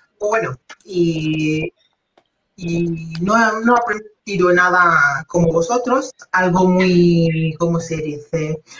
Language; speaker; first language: Spanish; non-native, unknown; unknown